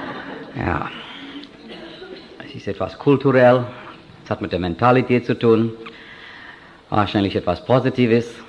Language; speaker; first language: German; non-native, fluent; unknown